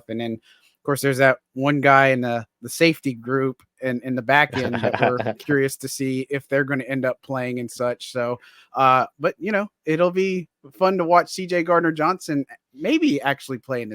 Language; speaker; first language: English; native; English